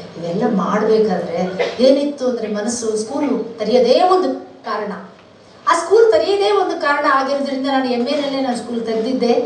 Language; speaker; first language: Kannada; non-native, local second language; Telugu